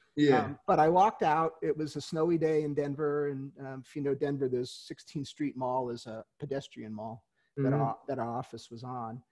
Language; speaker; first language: English; native; English